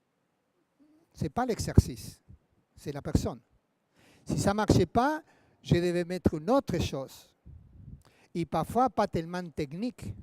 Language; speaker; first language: French; non-native, fluent; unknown